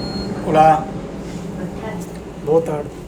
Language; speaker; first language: Portuguese; non-native, learner; Malayalam